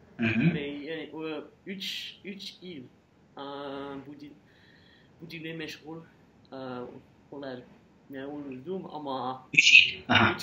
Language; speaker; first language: Azerbaijani; non-native, learner; French